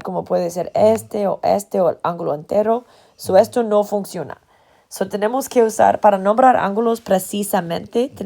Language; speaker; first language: Spanish; non-native, fluent; English